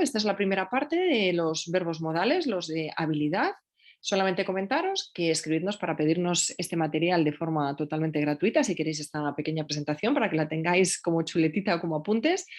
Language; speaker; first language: Spanish; native; Spanish